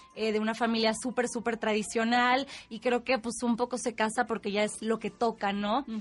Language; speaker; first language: Spanish; native; Spanish